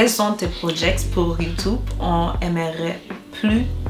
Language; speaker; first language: French; non-native, learner; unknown